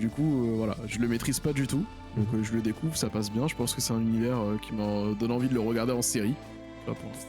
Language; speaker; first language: French; native; French